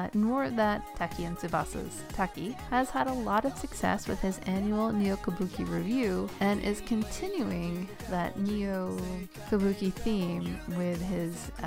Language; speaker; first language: English; native; English